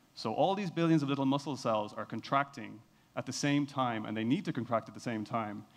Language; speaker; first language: English; native; English